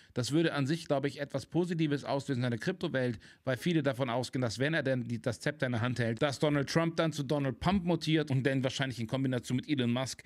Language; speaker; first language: German; native; German